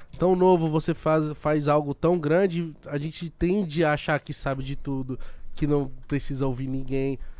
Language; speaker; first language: Portuguese; native; Portuguese